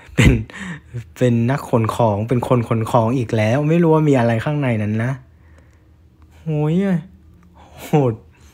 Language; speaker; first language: Thai; non-native, fluent; Vietnamese